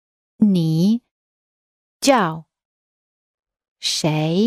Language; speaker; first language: Chinese; non-native, learner; English